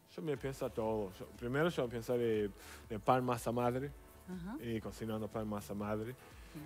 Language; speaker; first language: Spanish; non-native, learner; English